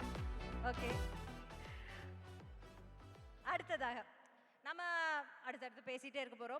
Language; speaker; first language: Tamil; native; Tamil